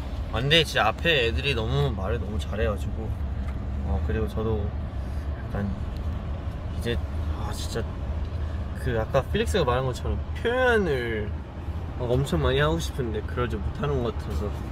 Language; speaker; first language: Korean; early bilingual, heritage; Korean